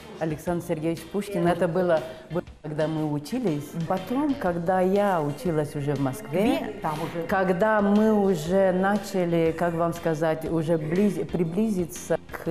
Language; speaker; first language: Russian; non-native, local second language; Romanian